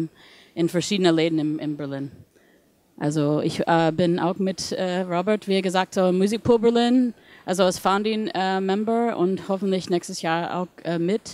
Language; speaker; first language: German; non-native, fluent; English